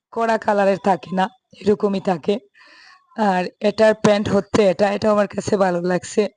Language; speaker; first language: Bangla; native; Bangla